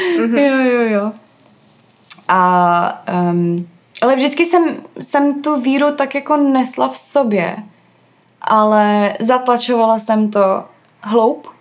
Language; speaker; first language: Czech; early bilingual, other home language; English